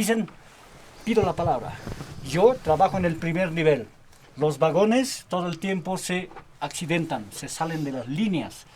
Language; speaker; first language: Spanish; native; Spanish